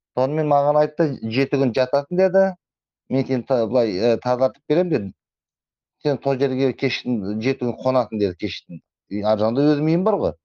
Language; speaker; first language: Kazakh; native; Kazakh